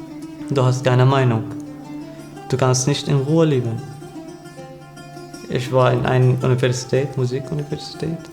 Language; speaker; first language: German; non-native, learner; Arabic